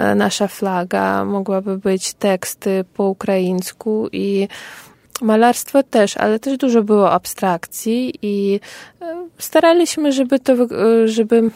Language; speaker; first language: Polish; non-native, fluent; Ukrainian